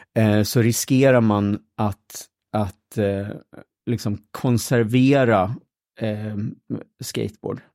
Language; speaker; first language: Swedish; native; Swedish